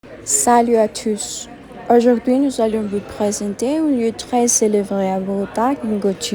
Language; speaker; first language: French; non-native, learner; Spanish